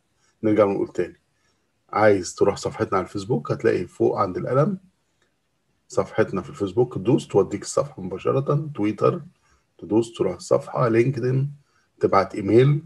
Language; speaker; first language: Arabic; native; Arabic